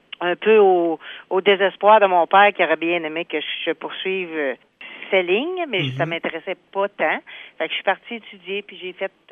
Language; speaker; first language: French; native; French